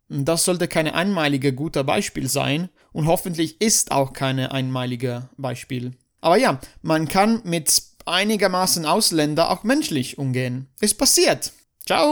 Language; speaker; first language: German; non-native, fluent; Italian